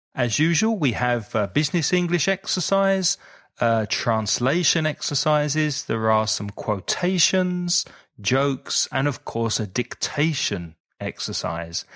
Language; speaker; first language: English; native; English